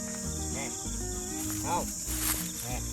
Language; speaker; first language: Vietnamese; native; Vietnamese